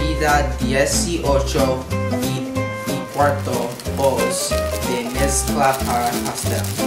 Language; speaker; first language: Spanish; non-native, learner; English